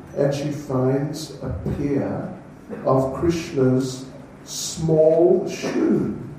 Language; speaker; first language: English; native; English